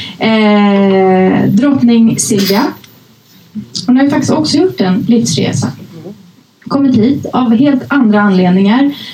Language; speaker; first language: Swedish; early bilingual, other home language; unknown